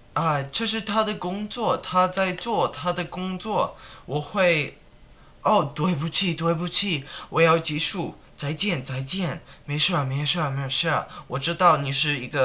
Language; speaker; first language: Chinese; non-native, learner; English